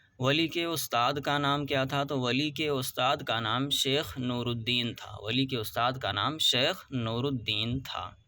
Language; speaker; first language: Urdu; native; Urdu